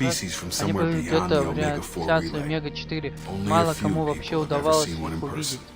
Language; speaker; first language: Russian; native; Russian